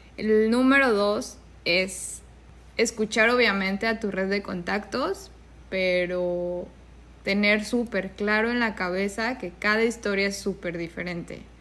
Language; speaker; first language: Spanish; native; Spanish